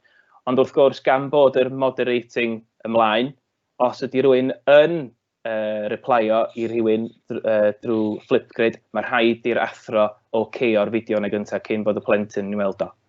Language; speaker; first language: Welsh; native; Welsh